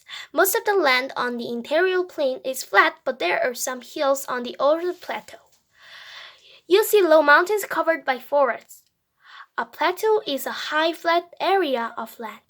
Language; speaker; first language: English; non-native, fluent; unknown